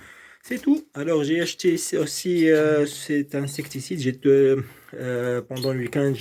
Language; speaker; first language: French; non-native, local second language; Arabic